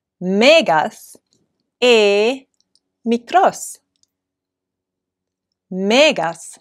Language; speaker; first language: Greek; non-native, fluent; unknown